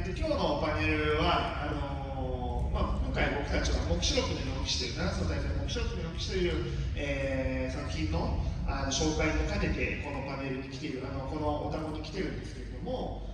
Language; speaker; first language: Japanese; native; Japanese